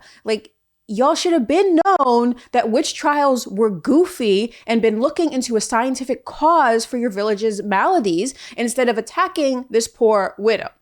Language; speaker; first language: English; native; English